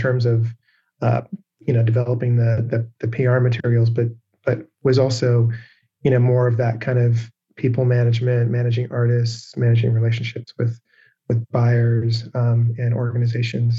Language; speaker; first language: English; native; English